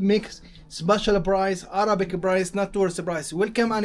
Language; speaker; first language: English; non-native, learner; Arabic